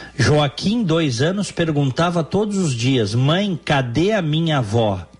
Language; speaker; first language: Portuguese; native; Portuguese